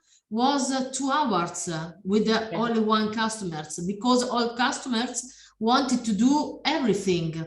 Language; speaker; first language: English; non-native, learner; Italian